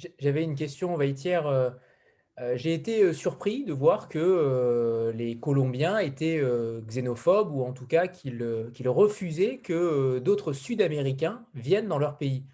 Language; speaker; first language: French; native; French